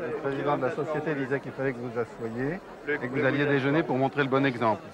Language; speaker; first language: French; native; French